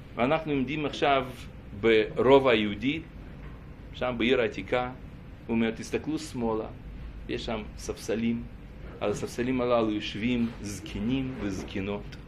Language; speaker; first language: Hebrew; non-native, fluent; Russian